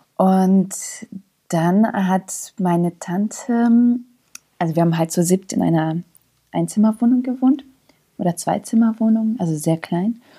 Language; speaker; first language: German; early bilingual, other home language; Croatian